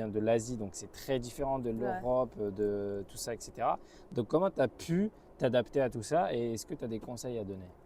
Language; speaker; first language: French; native; French